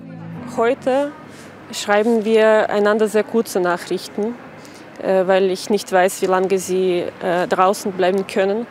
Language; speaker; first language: German; non-native, fluent; Ukrainian